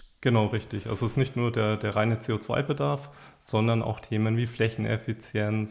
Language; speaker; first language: German; native; German